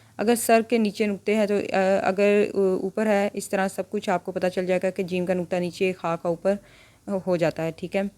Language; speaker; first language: Urdu; native; Urdu